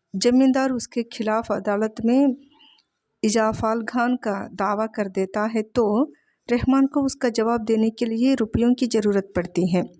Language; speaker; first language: Hindi; non-native, local second language; Telugu